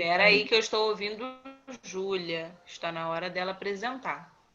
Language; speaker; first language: Portuguese; native; Portuguese